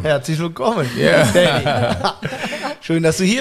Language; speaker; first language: German; native; German